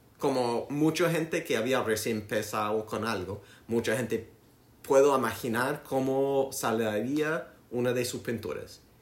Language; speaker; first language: Spanish; non-native, learner; English